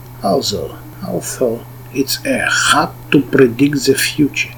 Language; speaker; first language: English; non-native, learner; Russian